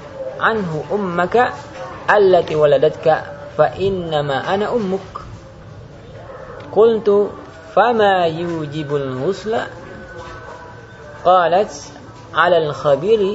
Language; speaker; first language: Arabic; non-native, fluent; Indonesian